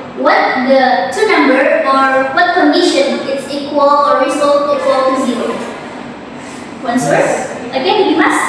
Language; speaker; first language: English; non-native, learner; Indonesian